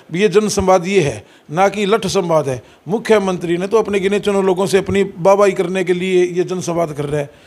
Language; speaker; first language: Hindi; native; Hindi